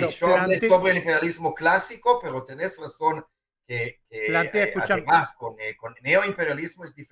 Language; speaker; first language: Spanish; non-native, fluent; Hebrew